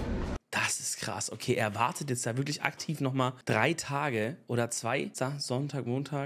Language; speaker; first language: German; native; German